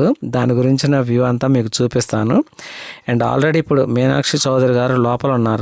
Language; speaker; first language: Telugu; native; Telugu